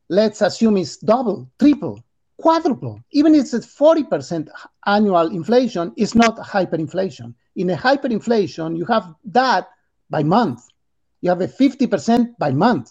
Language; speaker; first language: English; non-native, fluent; Spanish